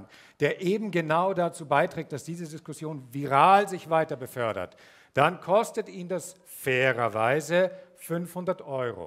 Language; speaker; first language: German; native; German